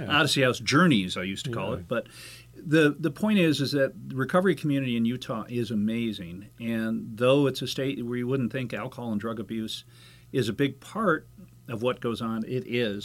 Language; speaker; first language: English; native; English